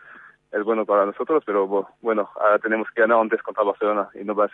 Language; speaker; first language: Spanish; non-native, fluent; French